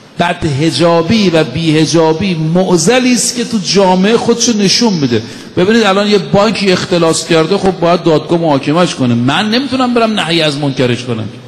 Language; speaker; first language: Persian; native; Persian